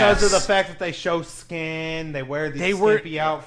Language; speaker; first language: English; native; English